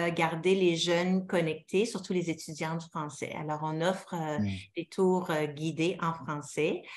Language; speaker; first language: French; native; French